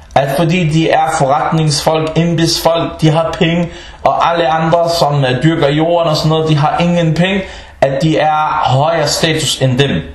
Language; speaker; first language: Danish; early bilingual, other home language; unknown